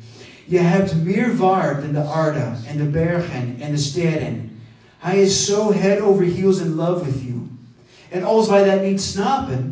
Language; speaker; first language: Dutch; non-native, fluent; English